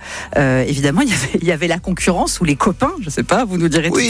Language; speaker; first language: French; native; French